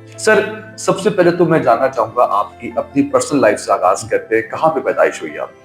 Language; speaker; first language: Urdu; native; Urdu